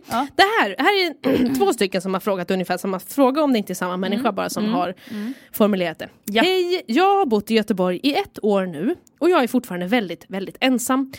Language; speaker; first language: Swedish; native; Swedish